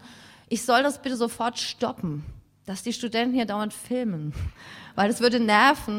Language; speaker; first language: German; native; German